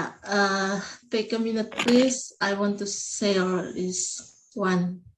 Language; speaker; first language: English; non-native, learner; Indonesian